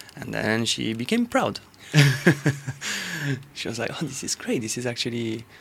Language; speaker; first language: English; non-native, fluent; French